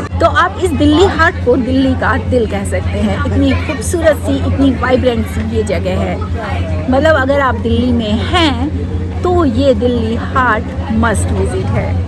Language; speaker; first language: Hindi; native; Hindi